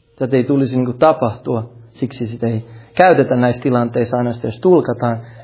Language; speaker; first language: Finnish; early bilingual, heritage; Finnish